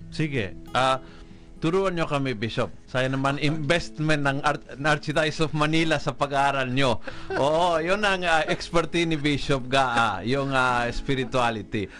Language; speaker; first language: Filipino; non-native, local second language; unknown